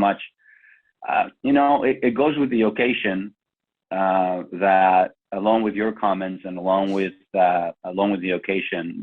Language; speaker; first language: English; non-native, fluent; Spanish